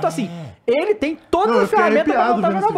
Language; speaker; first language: Portuguese; native; Portuguese